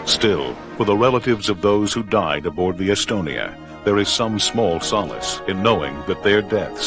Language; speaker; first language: English; native; English